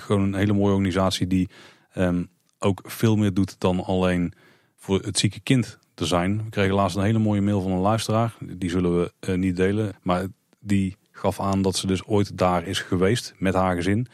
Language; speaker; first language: Dutch; native; Dutch